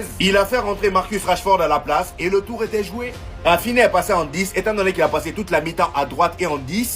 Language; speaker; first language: French; native; French